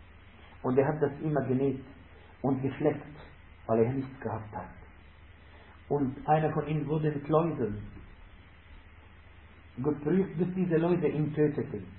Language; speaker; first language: German; non-native, fluent; Arabic